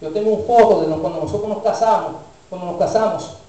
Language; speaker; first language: Spanish; early bilingual, heritage; Spanish